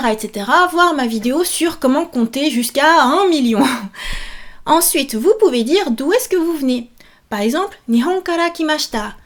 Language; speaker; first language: French; native; French